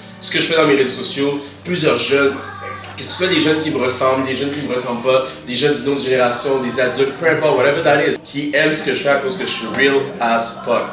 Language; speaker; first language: French; early bilingual, other home language; Haitian Creole